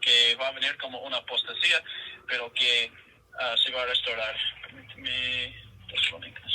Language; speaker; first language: Spanish; non-native, fluent; English